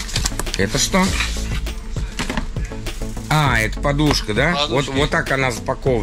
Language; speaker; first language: Russian; native; Russian